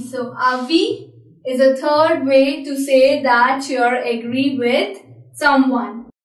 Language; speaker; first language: English; non-native, local second language; Hindi